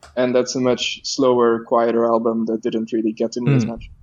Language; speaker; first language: English; non-native, fluent; Dutch